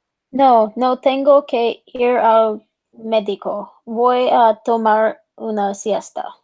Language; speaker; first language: Spanish; non-native, learner; English